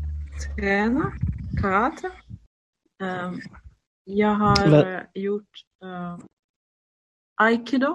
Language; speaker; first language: Danish; non-native, learner; Swedish